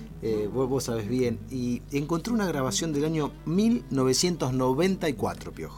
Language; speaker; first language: Spanish; native; Spanish